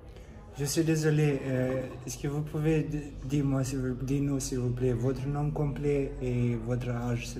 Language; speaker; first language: French; non-native, learner; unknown